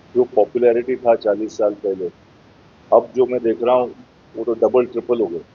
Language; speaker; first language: Hindi; non-native, local second language; Marathi